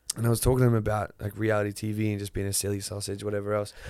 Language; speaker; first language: English; native; English